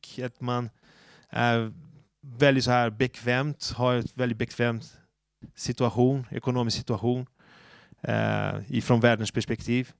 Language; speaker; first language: Swedish; non-native, fluent; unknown